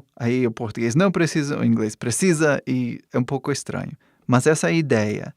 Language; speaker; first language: Portuguese; non-native, fluent; English